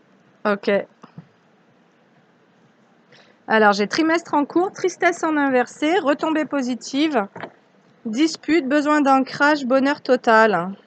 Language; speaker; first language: French; native; French